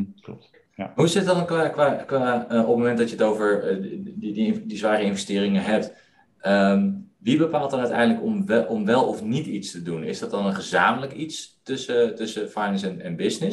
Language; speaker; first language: Dutch; native; Dutch